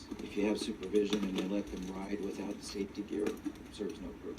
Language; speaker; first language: English; native; English